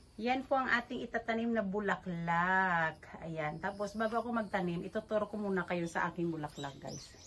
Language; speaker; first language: Filipino; non-native, local second language; Cebuano